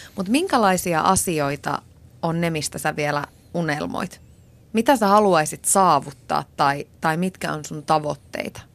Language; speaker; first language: Finnish; native; Finnish